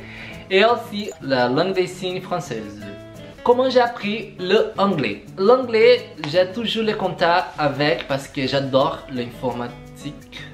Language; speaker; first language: French; non-native, learner; Portuguese